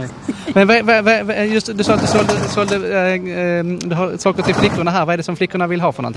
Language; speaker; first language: Swedish; native; Swedish